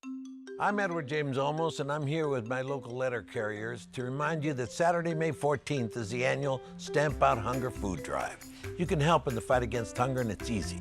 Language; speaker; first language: English; native; English